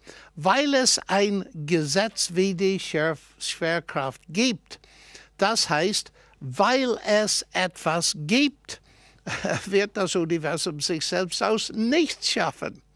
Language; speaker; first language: German; non-native, fluent; English